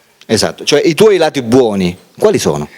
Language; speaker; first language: Italian; native; Italian